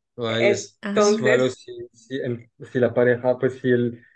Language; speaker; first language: Spanish; non-native, fluent; French